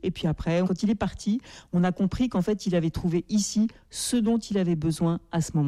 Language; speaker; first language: French; native; French